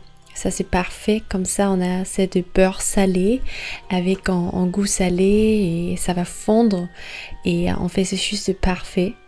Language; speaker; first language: French; non-native, fluent; Danish